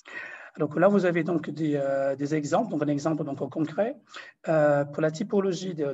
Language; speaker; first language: French; non-native, fluent; Portuguese